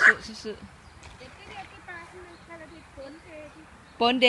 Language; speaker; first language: Danish; native; Danish